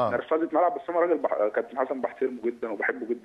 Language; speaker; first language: Arabic; native; Arabic